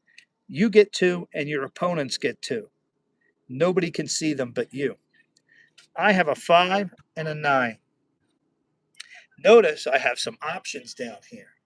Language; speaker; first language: English; native; English